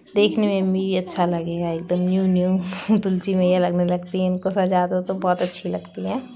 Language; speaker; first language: Hindi; native; Hindi